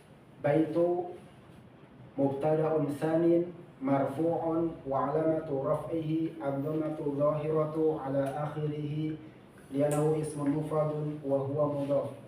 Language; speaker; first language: Arabic; non-native, learner; Indonesian